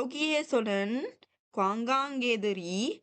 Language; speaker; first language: Korean; non-native, fluent; Sinhala